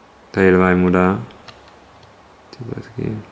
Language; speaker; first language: Portuguese; non-native, fluent; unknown